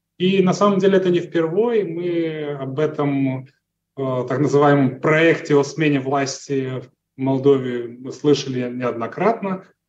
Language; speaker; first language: Russian; non-native, local second language; Romanian